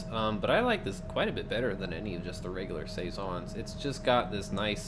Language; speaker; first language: English; native; English